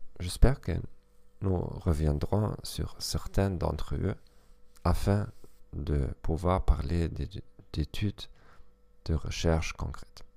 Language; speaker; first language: French; non-native, fluent; German